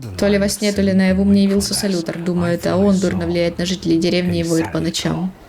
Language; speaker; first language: Russian; native; Russian